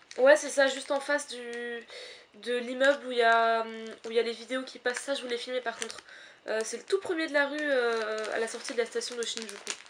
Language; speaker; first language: French; native; French